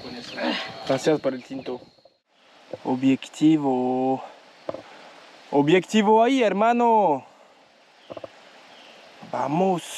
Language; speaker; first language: Spanish; non-native, learner; French